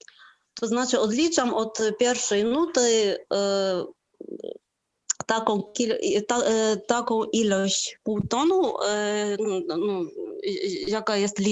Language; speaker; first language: Polish; non-native, fluent; Ukrainian